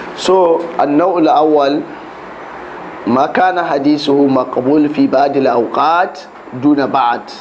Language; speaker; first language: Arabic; non-native, fluent; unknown